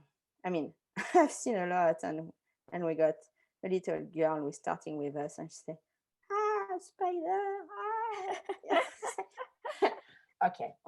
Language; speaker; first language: English; non-native, fluent; French